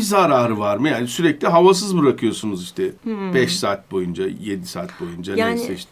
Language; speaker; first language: Turkish; native; Turkish